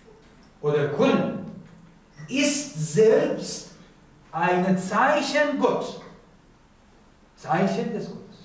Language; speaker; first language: German; non-native, learner; Persian